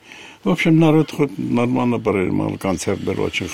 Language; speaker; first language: Russian; non-native, fluent; Armenian